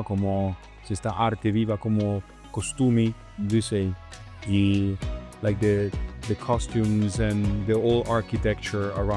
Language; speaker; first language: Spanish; non-native, learner; Italian